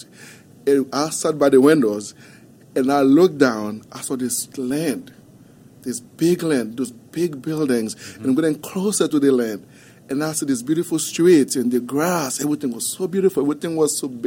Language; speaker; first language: English; non-native, fluent; Haitian Creole